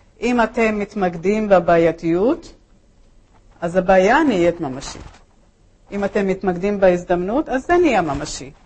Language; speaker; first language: Hebrew; early bilingual, other home language; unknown